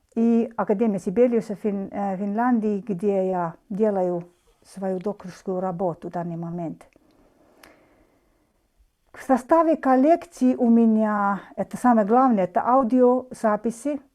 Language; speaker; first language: Russian; non-native, fluent; Finnish